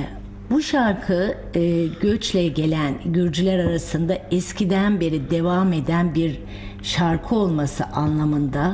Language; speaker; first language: Turkish; native; Turkish